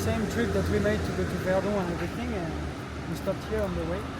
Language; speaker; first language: English; non-native, fluent; French